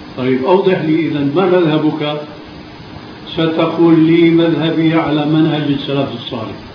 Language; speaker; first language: Arabic; early bilingual, other home language; Albanian